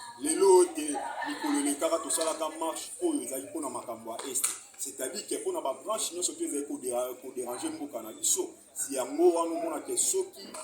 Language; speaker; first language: Lingala; native; Lingala